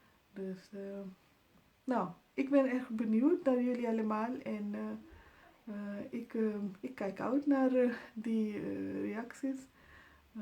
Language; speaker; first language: Dutch; non-native, fluent; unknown